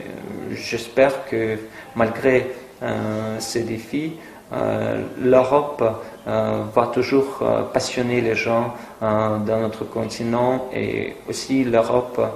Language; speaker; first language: French; non-native, fluent; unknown